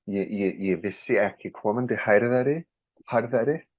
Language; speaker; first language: Icelandic; non-native, learner; English